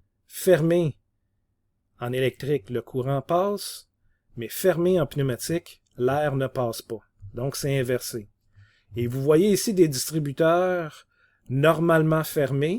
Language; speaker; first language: French; native; French